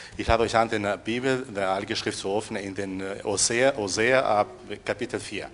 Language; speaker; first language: German; non-native, fluent; Portuguese